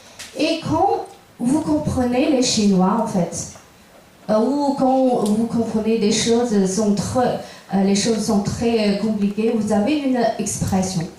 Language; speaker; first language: French; non-native, fluent; Chinese